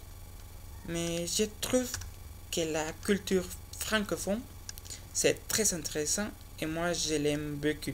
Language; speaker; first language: French; non-native, learner; Spanish